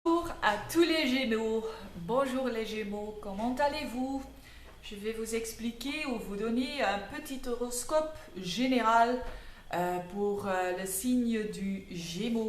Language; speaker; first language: French; non-native, fluent; Dutch